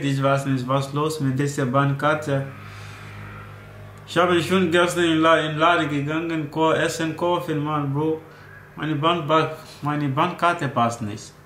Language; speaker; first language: German; non-native, learner; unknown